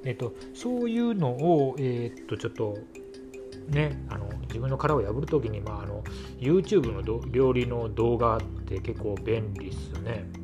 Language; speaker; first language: Japanese; native; Japanese